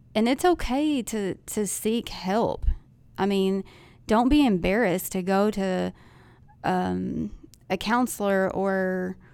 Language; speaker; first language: English; native; English